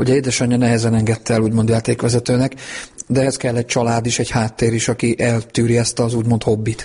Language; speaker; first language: Hungarian; native; Hungarian